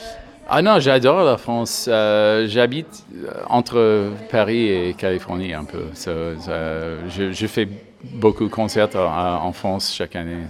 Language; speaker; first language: French; non-native, learner; English